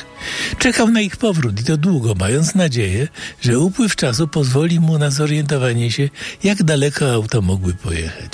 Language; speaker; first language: Polish; native; Polish